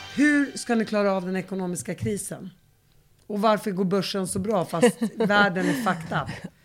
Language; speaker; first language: Swedish; early bilingual, other home language; Arabic